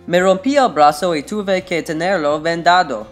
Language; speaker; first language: Spanish; non-native, learner; English